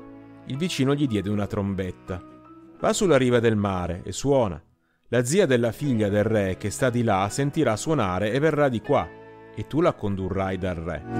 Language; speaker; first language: Italian; native; Italian